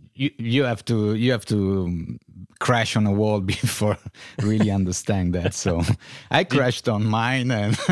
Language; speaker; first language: English; non-native, fluent; Italian